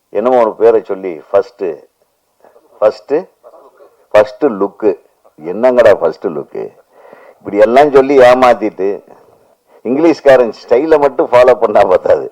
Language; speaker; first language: Tamil; native; Tamil